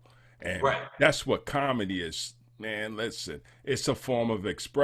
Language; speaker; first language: English; native; English